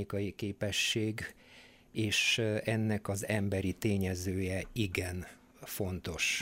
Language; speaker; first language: Hungarian; non-native, fluent; Bulgarian